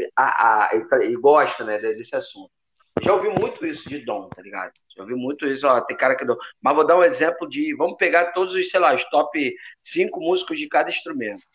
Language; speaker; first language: Portuguese; native; Portuguese